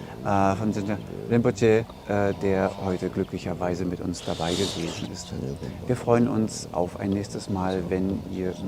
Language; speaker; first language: German; native; German